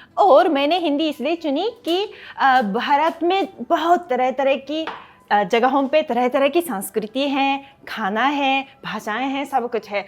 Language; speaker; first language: Hindi; non-native, fluent; Japanese